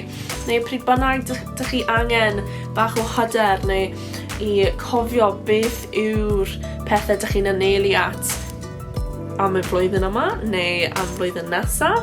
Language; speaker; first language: Welsh; non-native, local second language; English